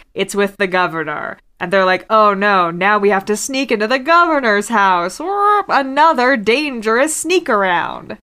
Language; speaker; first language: English; native; English